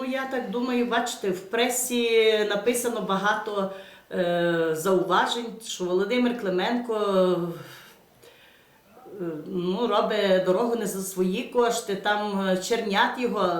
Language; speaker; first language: Ukrainian; native; Ukrainian